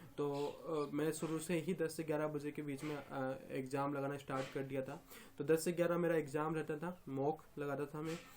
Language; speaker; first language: Hindi; native; Hindi